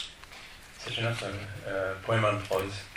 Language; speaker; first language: French; non-native, fluent; English